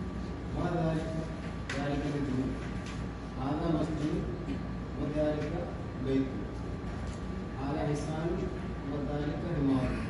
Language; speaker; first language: Arabic; non-native, learner; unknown